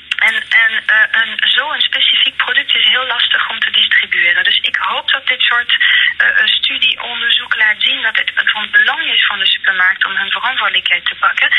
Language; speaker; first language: Dutch; non-native, fluent; French